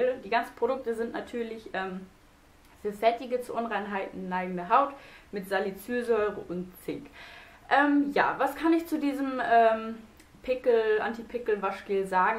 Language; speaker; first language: German; native; German